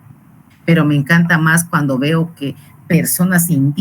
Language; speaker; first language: Spanish; native; Spanish